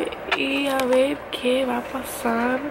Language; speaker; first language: Spanish; early bilingual, other home language; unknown